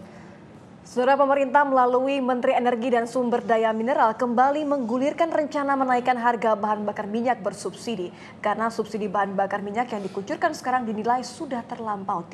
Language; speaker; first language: Indonesian; native; Indonesian